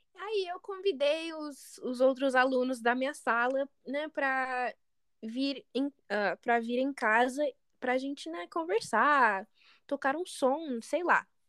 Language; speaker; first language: Portuguese; non-native, fluent; English